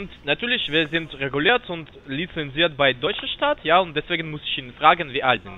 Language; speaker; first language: German; non-native, learner; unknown